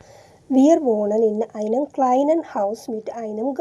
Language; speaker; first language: German; non-native, fluent; Malayalam